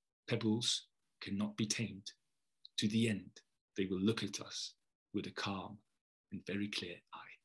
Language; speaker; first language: English; non-native, fluent; Polish